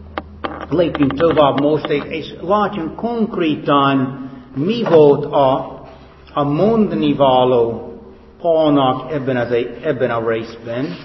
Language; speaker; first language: Hungarian; non-native, fluent; English